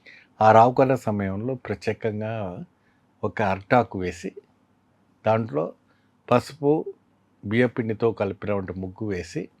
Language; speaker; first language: Telugu; non-native, fluent; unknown